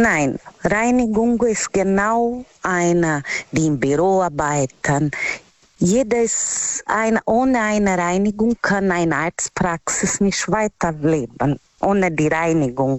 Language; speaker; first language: German; non-native, learner; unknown